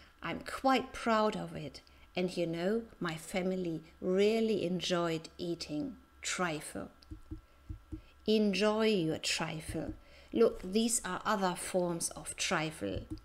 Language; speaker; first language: English; non-native, fluent; German